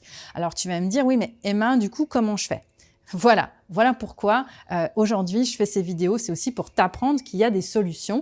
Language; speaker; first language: French; native; French